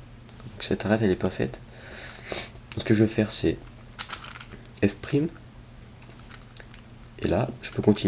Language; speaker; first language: French; native; French